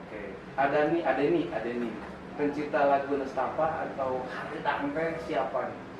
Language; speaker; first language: Indonesian; native; Indonesian